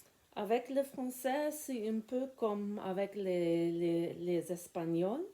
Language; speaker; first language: French; non-native, learner; German